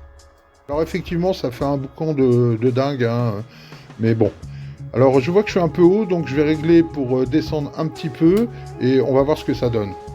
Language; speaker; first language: French; native; French